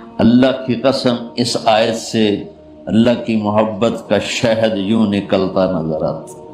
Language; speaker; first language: Urdu; non-native, local second language; Punjabi